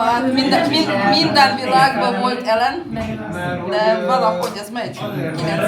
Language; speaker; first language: Hungarian; non-native, learner; Russian